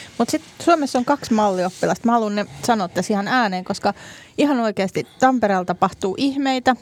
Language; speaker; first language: Finnish; native; Finnish